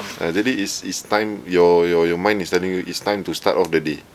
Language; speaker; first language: English; non-native, local second language; Malay